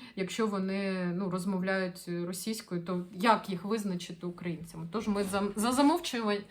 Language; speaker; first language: Ukrainian; non-native, local second language; Russian